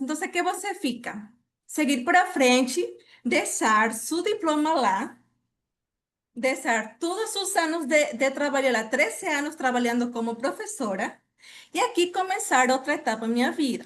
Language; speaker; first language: Portuguese; non-native, fluent; Spanish